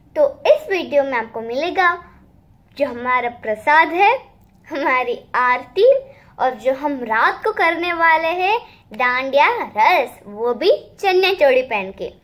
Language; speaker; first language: Hindi; non-native, local second language; Gujarati